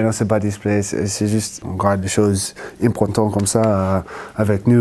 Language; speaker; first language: French; non-native, fluent; English